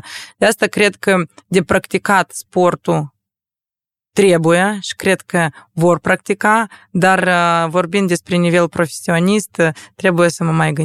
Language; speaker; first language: Romanian; non-native, local second language; Russian